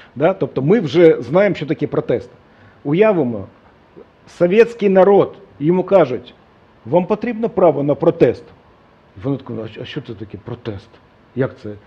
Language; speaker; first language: Ukrainian; non-native, local second language; Russian